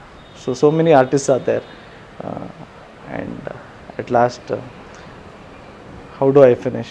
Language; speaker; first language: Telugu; non-native, learner; Kannada